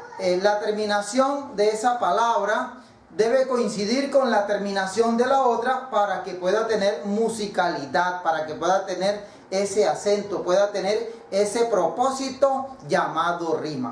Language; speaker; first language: Spanish; native; Spanish